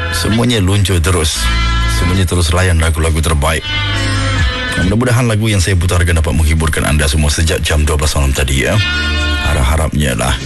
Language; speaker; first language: Malay; native; Malay